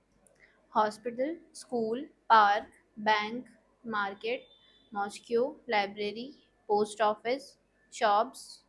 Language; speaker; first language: English; non-native, learner; Hindi